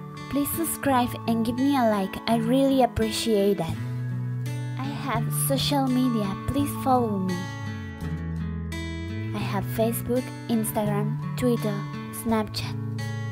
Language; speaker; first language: English; non-native, learner; Spanish